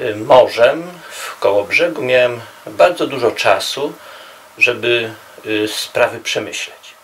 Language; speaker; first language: Polish; native; Polish